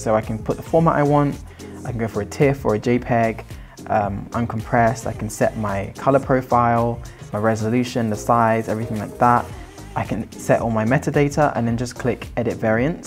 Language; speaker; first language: English; native; English